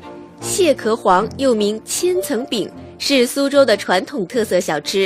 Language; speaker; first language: Chinese; native; Chinese